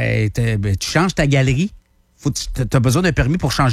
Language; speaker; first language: French; native; French